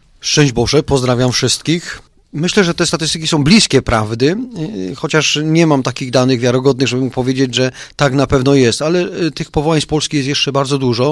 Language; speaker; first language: Polish; native; Polish